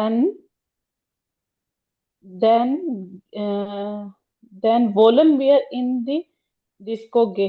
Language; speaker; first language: German; non-native, learner; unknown